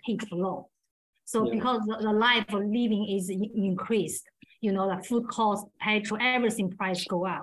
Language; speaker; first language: English; non-native, learner; Chinese